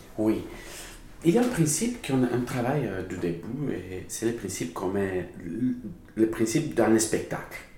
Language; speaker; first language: French; non-native, learner; Spanish